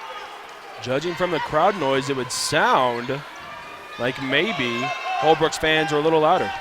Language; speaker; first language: English; native; English